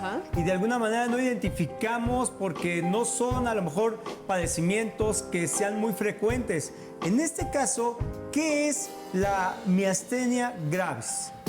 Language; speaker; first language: Spanish; native; Spanish